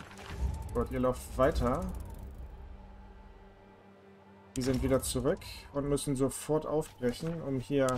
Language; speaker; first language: German; native; German